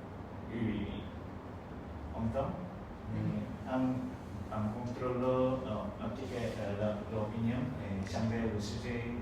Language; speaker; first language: French; non-native, learner; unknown